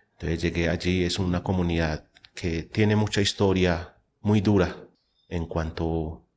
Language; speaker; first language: Spanish; native; Spanish